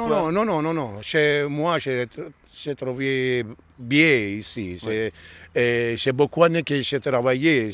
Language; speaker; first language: French; non-native, learner; Italian